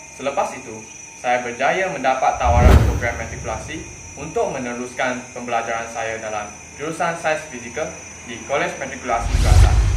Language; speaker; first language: Malay; non-native, local second language; Chinese